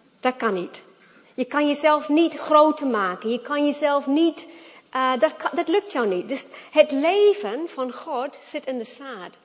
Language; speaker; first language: Dutch; non-native, fluent; English